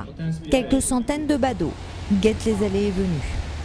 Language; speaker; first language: French; native; French